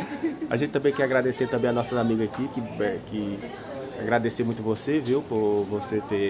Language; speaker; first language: Portuguese; native; Portuguese